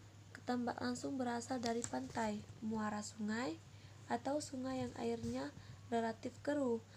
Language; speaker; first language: Indonesian; non-native, local second language; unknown